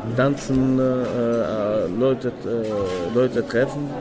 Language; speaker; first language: German; non-native, fluent; Arabic